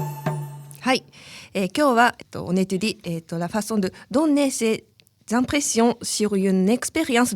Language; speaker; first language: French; non-native, fluent; Japanese